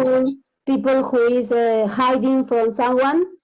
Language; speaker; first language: English; non-native, learner; Spanish